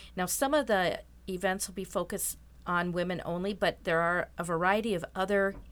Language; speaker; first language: English; native; English